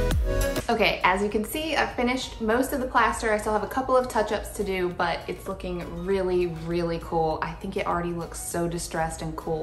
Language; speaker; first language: English; native; English